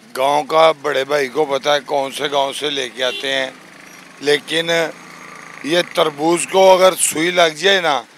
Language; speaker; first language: Urdu; native; Urdu